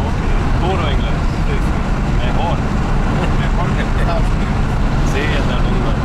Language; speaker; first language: Spanish; non-native, learner; English